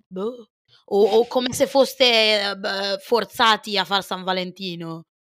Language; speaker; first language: Italian; early bilingual, other home language; Arabic